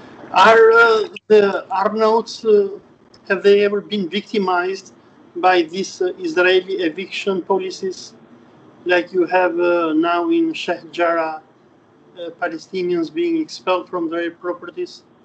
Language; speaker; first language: English; non-native, fluent; Albanian